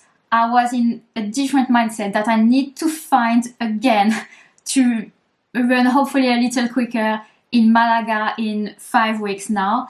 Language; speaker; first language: English; native; English